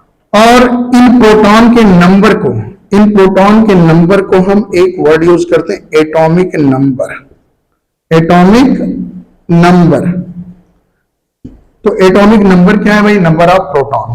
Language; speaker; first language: Hindi; native; Hindi